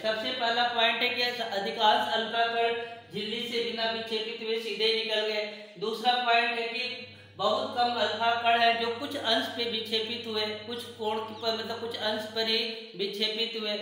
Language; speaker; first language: Hindi; native; Hindi